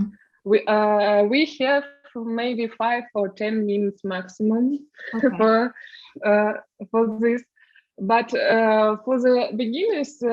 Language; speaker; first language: English; non-native, learner; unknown